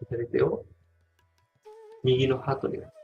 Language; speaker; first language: Japanese; non-native, fluent; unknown